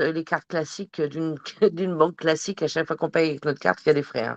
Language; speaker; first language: French; native; French